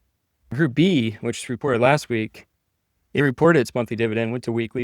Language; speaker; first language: English; native; English